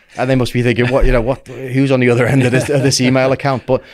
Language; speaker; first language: English; native; English